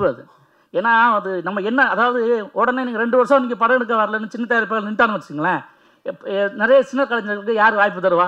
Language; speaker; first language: Tamil; native; Tamil